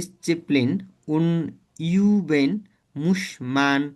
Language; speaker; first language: German; non-native, learner; Nepali